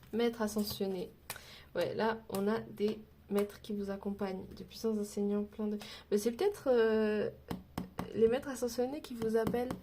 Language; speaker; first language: French; native; French